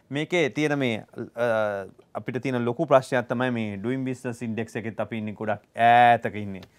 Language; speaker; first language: Sinhala; native; Sinhala